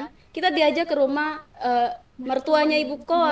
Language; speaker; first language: Indonesian; native; Indonesian